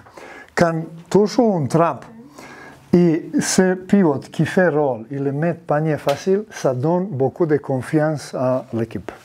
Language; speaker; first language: French; non-native, learner; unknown